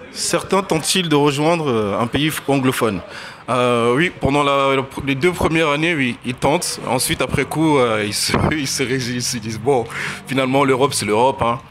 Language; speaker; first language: French; early bilingual, other home language; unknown